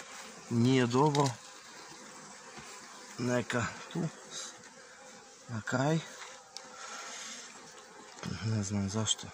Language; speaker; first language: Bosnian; non-native, learner; Russian